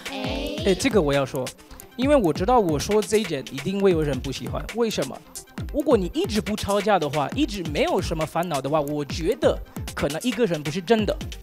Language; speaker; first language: Chinese; non-native, fluent; Haitian Creole